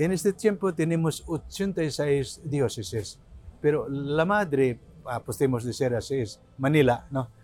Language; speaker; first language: Spanish; non-native, learner; Cebuano